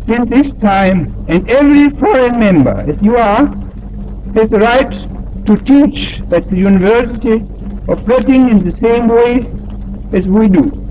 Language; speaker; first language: English; non-native, fluent; German